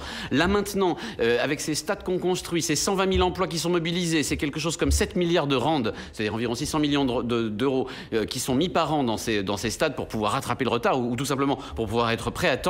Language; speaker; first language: French; native; French